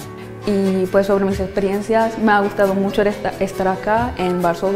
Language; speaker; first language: Spanish; non-native, fluent; Hungarian